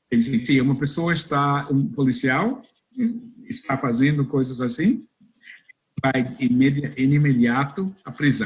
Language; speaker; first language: Portuguese; non-native, fluent; English